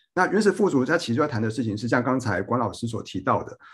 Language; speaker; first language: Chinese; native; Chinese